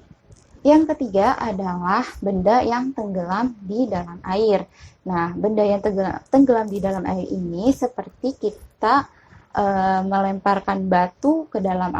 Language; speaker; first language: Indonesian; native; Indonesian